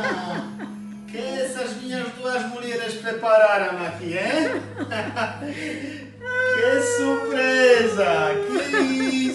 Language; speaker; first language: Portuguese; non-native, learner; Polish